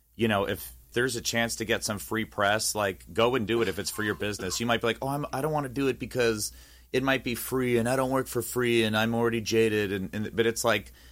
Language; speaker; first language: English; native; English